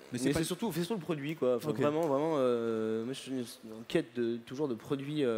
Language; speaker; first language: French; native; French